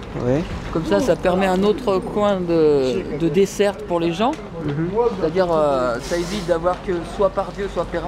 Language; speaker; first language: French; native; French